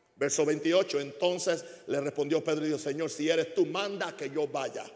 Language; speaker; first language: Spanish; early bilingual, heritage; Spanish